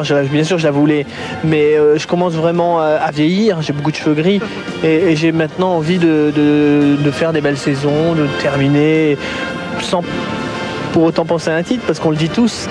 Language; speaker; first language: French; native; French